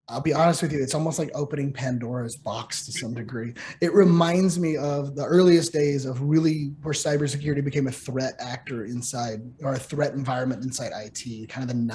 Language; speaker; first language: English; native; English